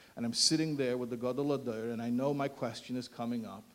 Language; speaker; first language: English; native; English